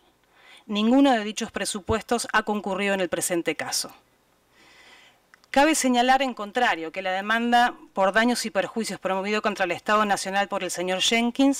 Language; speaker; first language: Spanish; native; Spanish